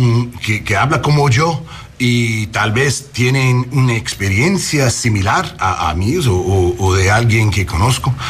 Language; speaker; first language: Spanish; non-native, learner; English